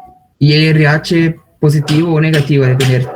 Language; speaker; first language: Spanish; non-native, fluent; Portuguese